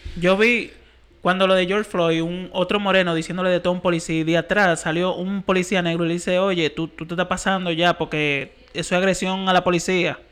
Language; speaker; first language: Spanish; early bilingual, heritage; Spanish